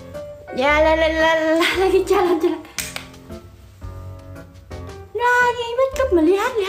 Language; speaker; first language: Indonesian; non-native, learner; Vietnamese